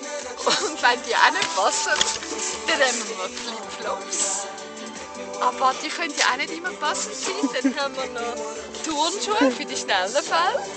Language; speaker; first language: German; native; German